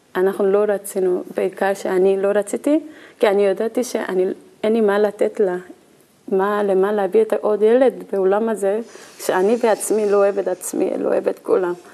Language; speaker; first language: Hebrew; non-native, learner; Korean